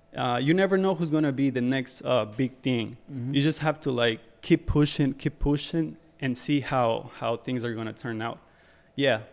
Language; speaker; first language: English; early bilingual, other home language; Spanish